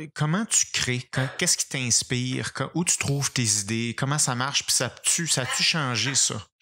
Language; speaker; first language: French; native; French